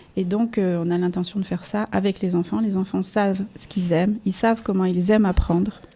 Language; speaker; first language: French; native; French